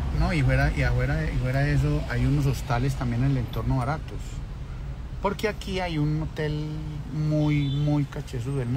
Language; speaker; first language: Spanish; native; Spanish